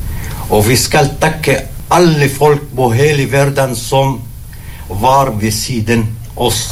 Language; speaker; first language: Norwegian; non-native, learner; Arabic